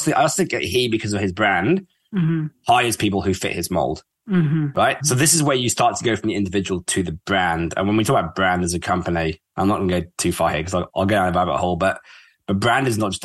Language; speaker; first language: English; native; English